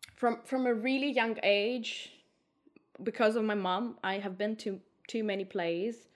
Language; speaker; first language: English; non-native, fluent; Greek